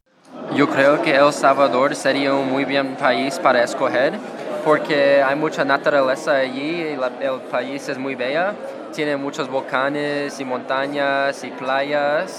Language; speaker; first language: Spanish; non-native, learner; English